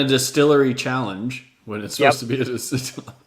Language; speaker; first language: English; native; English